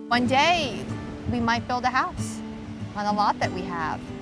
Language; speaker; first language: English; native; English